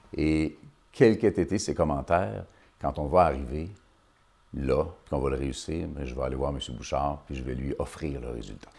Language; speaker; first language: French; native; French